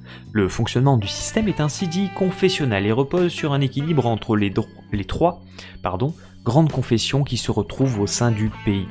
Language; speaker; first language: French; native; French